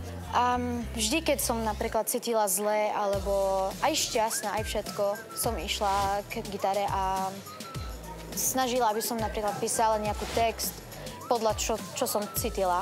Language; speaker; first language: Slovak; non-native, learner; Arabic